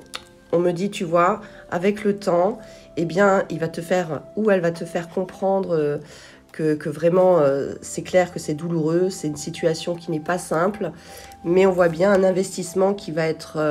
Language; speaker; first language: French; native; French